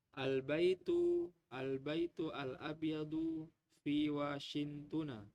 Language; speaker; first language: Arabic; non-native, learner; Indonesian